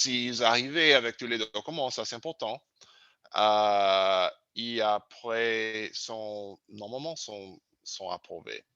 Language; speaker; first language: French; non-native, learner; English